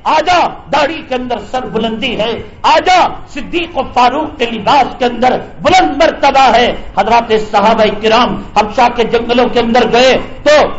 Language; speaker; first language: Urdu; native; Urdu